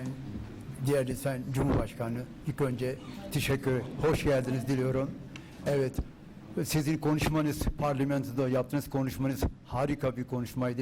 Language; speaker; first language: Turkish; non-native, fluent; Urdu